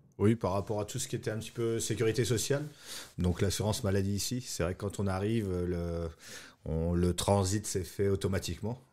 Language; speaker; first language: French; native; French